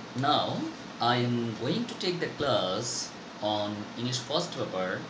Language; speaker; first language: English; non-native, local second language; Bangla